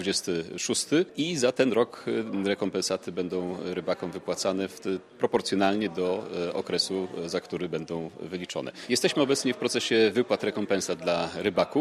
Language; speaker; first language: Polish; native; Polish